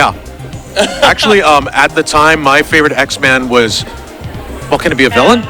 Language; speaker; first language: English; native; English